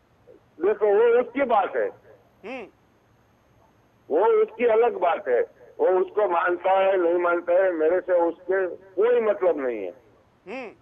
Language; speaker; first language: Hindi; non-native, local second language; Gujarati